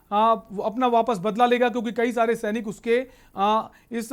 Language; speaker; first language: Hindi; native; Hindi